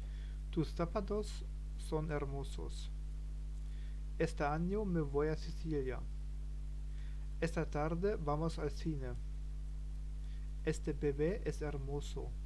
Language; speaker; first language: Spanish; non-native, learner; German